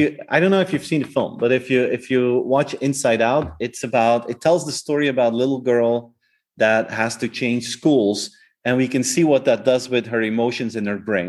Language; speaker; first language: English; non-native, fluent; Dutch